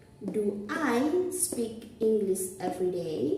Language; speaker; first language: English; non-native, learner; Indonesian